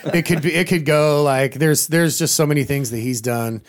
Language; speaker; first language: English; native; English